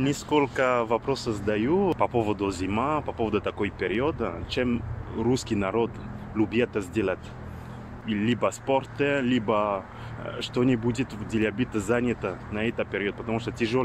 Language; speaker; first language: Russian; non-native, learner; French